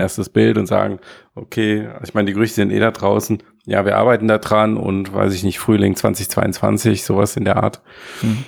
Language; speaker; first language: German; native; German